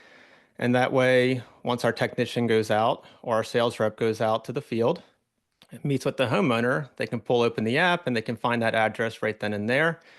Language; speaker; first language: English; native; English